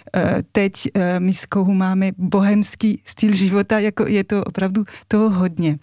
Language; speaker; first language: Czech; non-native, fluent; French